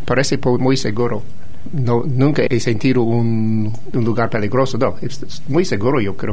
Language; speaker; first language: Spanish; non-native, fluent; English